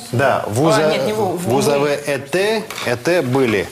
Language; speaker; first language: French; non-native, fluent; Russian